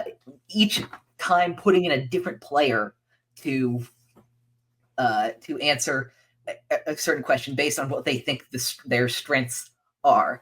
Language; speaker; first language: English; native; English